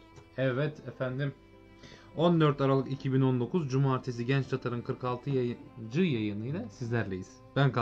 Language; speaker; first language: Turkish; native; Turkish